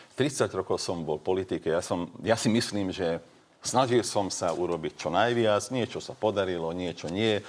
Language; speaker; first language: Slovak; non-native, local second language; Hungarian